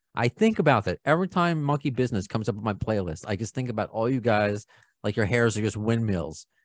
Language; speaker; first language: English; native; English